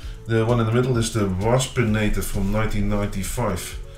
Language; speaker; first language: English; non-native, fluent; Dutch